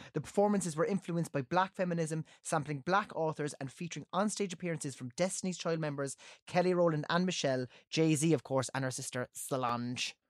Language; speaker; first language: English; native; English